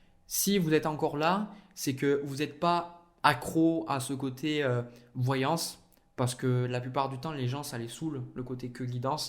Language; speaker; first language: French; native; French